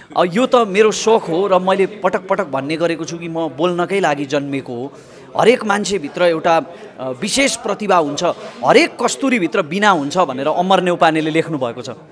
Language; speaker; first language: Nepali; native; Nepali